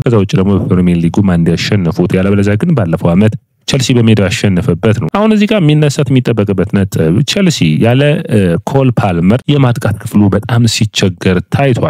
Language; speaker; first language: Amharic; native; Amharic